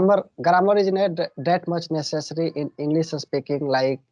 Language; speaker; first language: English; non-native, learner; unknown